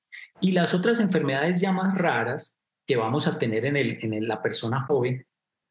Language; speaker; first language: Spanish; native; Spanish